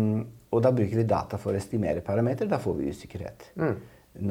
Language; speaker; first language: Norwegian; non-native, fluent; Italian